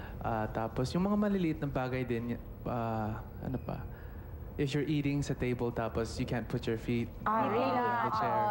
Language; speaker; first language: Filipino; non-native, fluent; English